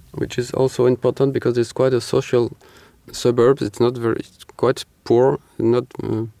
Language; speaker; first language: English; non-native, fluent; French